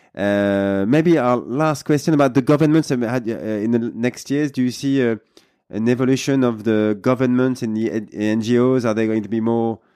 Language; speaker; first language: English; non-native, fluent; French